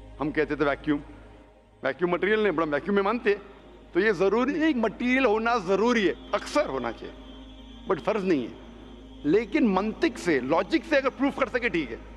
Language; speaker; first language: Hindi; non-native, local second language; Konkani